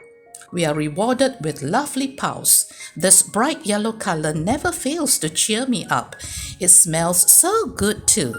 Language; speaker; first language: English; native; English